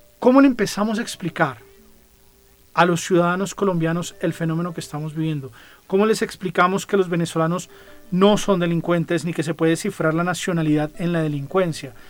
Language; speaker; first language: Spanish; native; Spanish